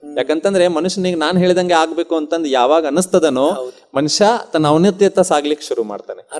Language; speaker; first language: Kannada; non-native, local second language; Urdu